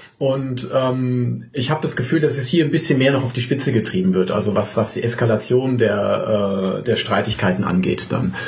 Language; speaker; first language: German; native; German